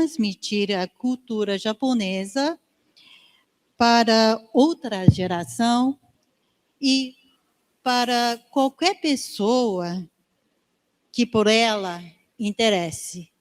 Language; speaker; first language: Portuguese; non-native, learner; Japanese